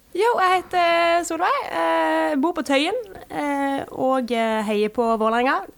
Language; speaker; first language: Norwegian; native; Norwegian